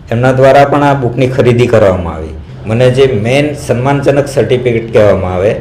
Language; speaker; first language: Gujarati; non-native, local second language; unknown